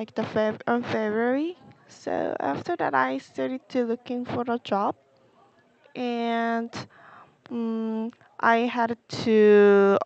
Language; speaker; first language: English; non-native, learner; Korean